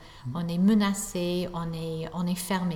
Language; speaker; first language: French; non-native, fluent; English